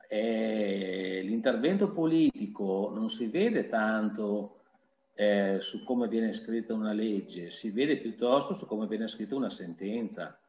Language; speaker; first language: Italian; native; Italian